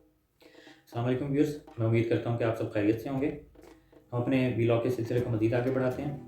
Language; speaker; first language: Urdu; native; Urdu